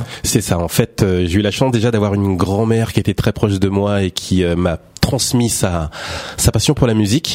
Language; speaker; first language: French; native; French